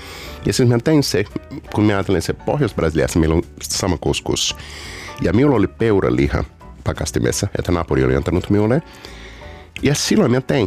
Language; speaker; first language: Finnish; non-native, fluent; Portuguese